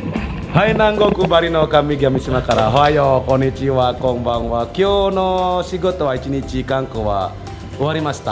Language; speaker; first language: Japanese; non-native, local second language; Indonesian